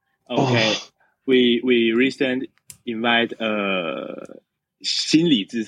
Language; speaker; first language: English; non-native, learner; Chinese